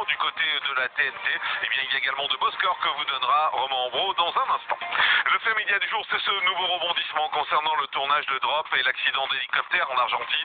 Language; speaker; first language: French; native; French